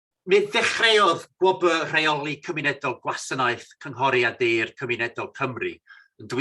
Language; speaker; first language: Welsh; non-native, fluent; English